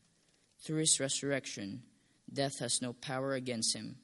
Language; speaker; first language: English; non-native, local second language; Filipino